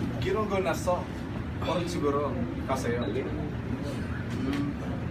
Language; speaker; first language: Korean; non-native, learner; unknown